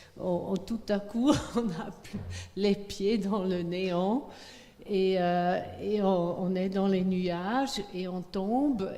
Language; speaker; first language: French; non-native, fluent; Swiss German